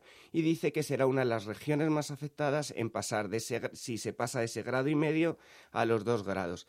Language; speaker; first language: Spanish; native; Spanish